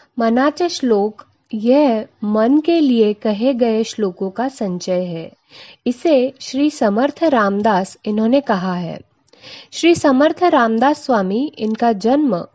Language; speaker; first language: Hindi; non-native, local second language; Marathi